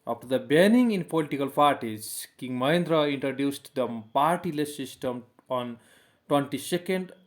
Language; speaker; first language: English; non-native, local second language; Nepali